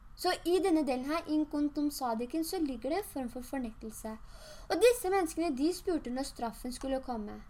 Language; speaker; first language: Norwegian; early bilingual, other home language; Urdu